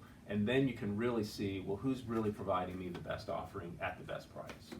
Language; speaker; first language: English; native; English